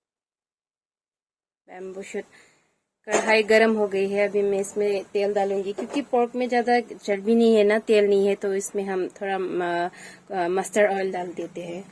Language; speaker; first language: Hindi; non-native, local second language; Karbi